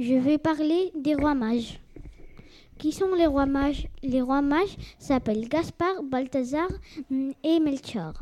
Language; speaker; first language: French; non-native, learner; Spanish